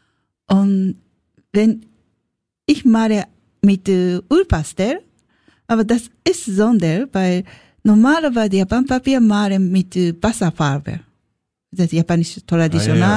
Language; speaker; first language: German; non-native, learner; Japanese